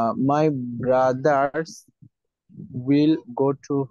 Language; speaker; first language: English; non-native, learner; Bangla